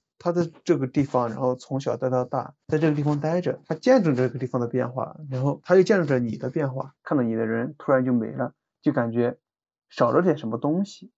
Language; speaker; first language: Chinese; native; Chinese